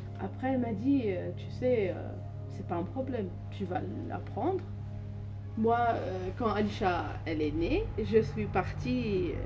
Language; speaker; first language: French; non-native, learner; Hindi